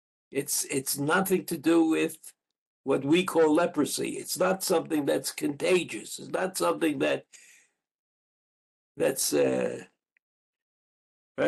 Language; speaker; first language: English; native; English